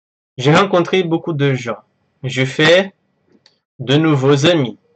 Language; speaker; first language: French; non-native, fluent; Portuguese